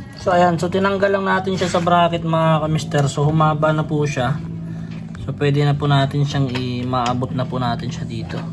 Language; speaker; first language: Filipino; non-native, local second language; Cebuano